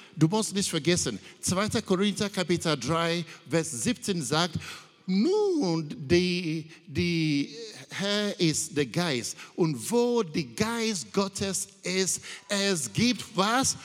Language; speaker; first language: German; non-native, learner; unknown